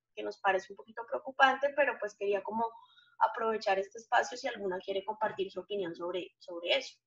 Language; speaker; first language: Spanish; native; Spanish